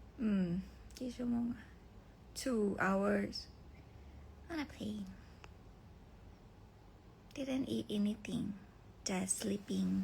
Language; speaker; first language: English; non-native, learner; Thai